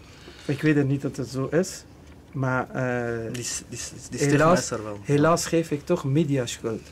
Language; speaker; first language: Dutch; non-native, learner; Persian